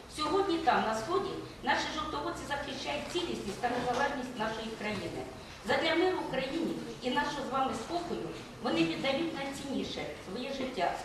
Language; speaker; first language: Ukrainian; native; Ukrainian